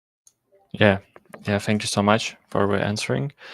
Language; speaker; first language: English; non-native, learner; Russian